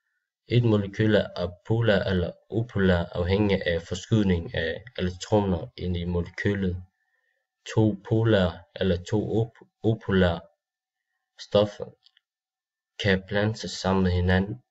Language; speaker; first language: Danish; non-native, learner; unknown